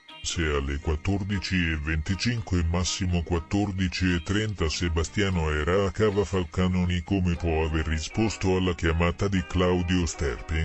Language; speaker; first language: Italian; native; Italian